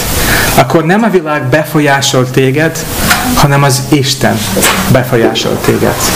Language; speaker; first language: Hungarian; non-native, fluent; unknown